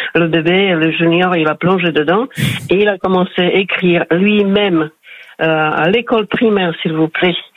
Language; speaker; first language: French; non-native, fluent; Slovak